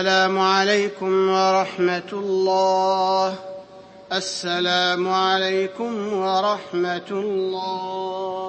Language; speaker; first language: Arabic; native; Arabic